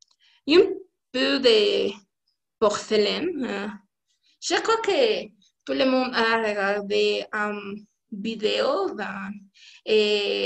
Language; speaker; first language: French; non-native, learner; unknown